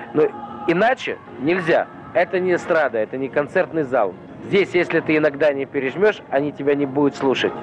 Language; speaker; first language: Russian; native; Russian